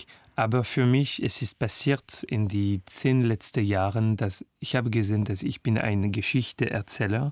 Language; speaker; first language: German; non-native, fluent; French